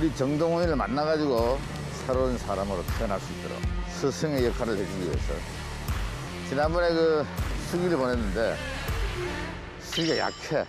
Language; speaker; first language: Korean; native; Korean